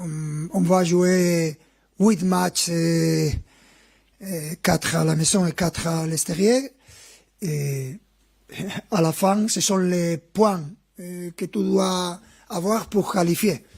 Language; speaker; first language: French; non-native, fluent; Spanish